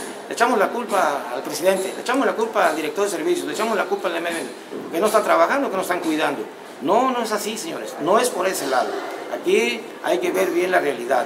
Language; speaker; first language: Spanish; native; Spanish